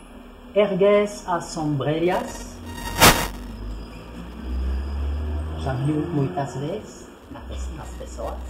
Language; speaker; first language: Portuguese; non-native, fluent; French